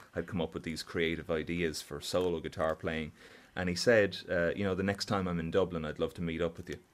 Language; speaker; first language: English; native; English